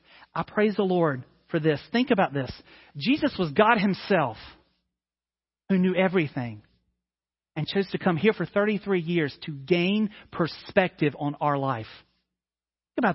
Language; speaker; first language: English; native; English